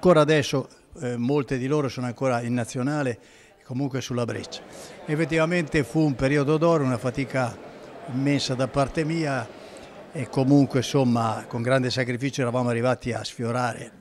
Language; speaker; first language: Italian; native; Italian